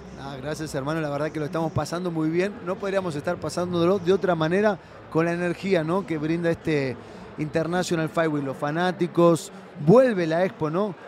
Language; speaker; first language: Spanish; native; Spanish